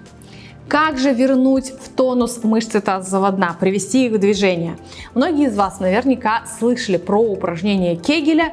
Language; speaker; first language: Russian; native; Russian